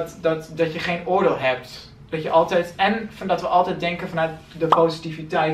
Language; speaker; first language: Dutch; native; Dutch